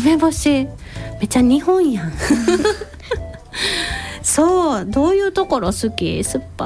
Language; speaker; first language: Japanese; native; Japanese